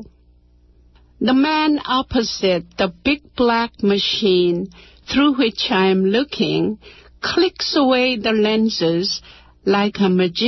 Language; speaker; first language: English; non-native, fluent; Korean